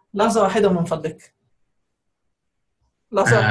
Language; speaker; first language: Arabic; non-native, fluent; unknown